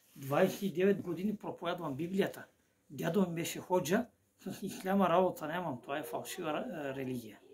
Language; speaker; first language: Bulgarian; non-native, local second language; Turkish